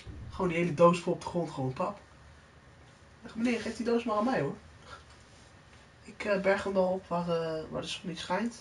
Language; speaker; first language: Dutch; native; Dutch